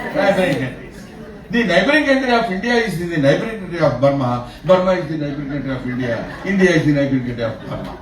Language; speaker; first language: English; non-native, local second language; Telugu